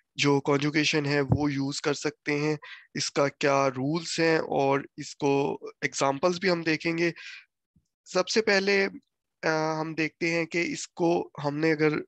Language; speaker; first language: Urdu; non-native, local second language; Punjabi